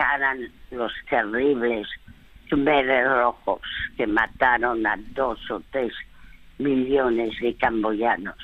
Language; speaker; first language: Spanish; early bilingual, other home language; French